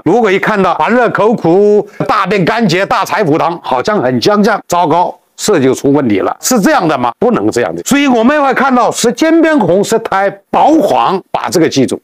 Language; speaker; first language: Chinese; native; Chinese